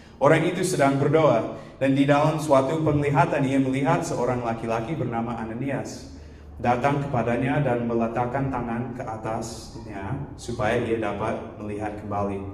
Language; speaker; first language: Indonesian; non-native, fluent; English